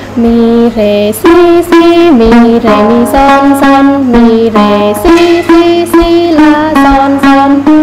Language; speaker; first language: Vietnamese; non-native, local second language; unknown